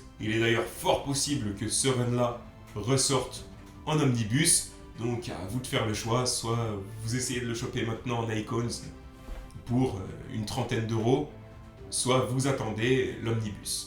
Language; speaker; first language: French; native; French